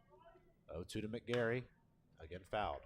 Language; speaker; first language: English; native; English